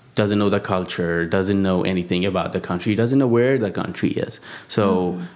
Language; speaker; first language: English; non-native, fluent; Amharic